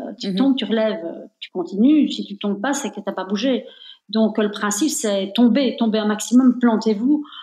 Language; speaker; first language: French; native; French